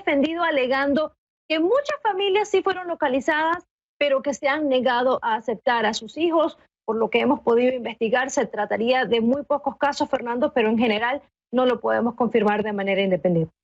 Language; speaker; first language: Spanish; native; Spanish